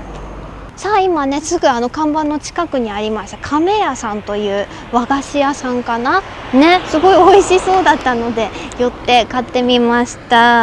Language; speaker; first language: Japanese; native; Japanese